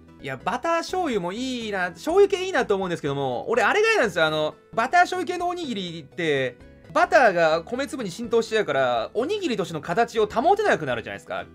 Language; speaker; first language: Japanese; native; Japanese